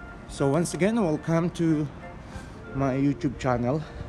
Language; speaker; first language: English; non-native, local second language; Filipino